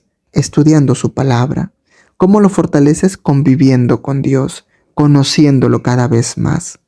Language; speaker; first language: Spanish; native; Spanish